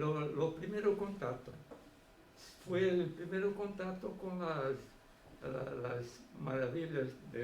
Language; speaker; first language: Spanish; non-native, fluent; Portuguese